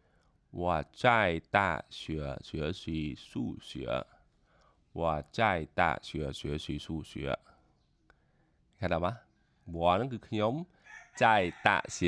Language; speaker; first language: Chinese; non-native, fluent; Khmer